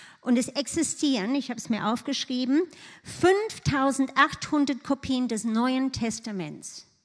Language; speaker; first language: German; non-native, fluent; English